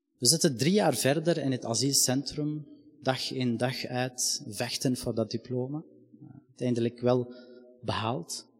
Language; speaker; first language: Dutch; non-native, fluent; Arabic